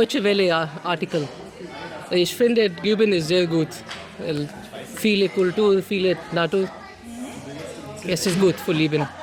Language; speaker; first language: German; non-native, learner; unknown